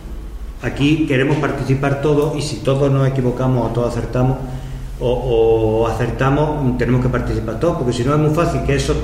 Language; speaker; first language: Spanish; native; Spanish